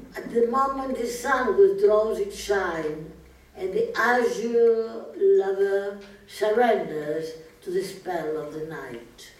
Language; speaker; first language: English; non-native, fluent; Greek